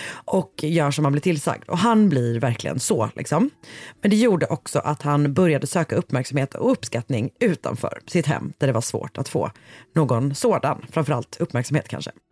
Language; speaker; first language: Swedish; native; Swedish